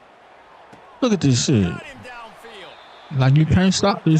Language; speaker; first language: English; native; English